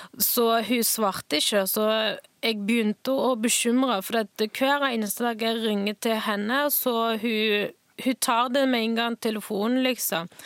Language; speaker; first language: Norwegian; non-native, fluent; Chinese